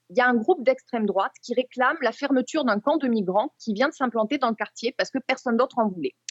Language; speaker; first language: French; native; French